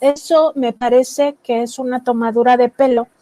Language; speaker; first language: Spanish; native; Spanish